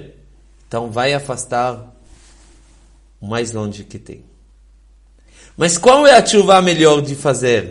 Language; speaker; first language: Portuguese; non-native, fluent; Hebrew